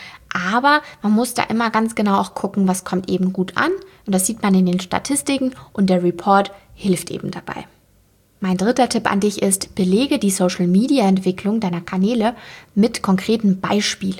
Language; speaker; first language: German; native; German